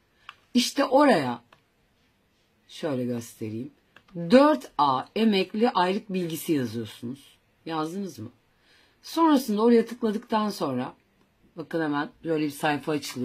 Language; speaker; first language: Turkish; native; Turkish